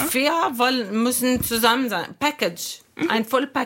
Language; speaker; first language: German; non-native, fluent; Arabic